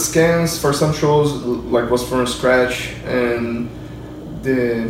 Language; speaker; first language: English; non-native, fluent; Portuguese